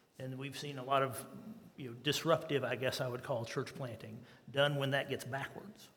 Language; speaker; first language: English; native; English